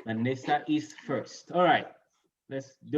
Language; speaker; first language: English; native; English